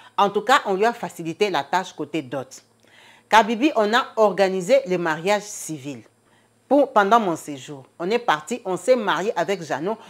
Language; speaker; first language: French; non-native, local second language; Lingala